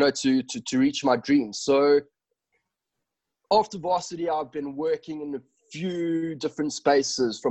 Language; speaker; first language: English; native; English